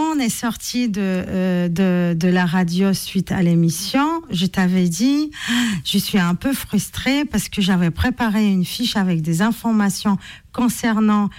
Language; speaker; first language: French; non-native, fluent; Polish